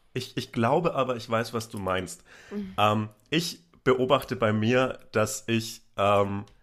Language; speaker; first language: German; native; German